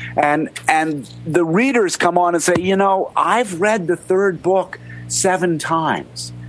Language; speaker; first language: English; native; English